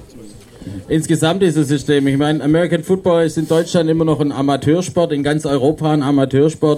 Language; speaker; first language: German; native; German